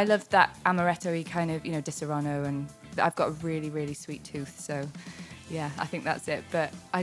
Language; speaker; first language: English; native; English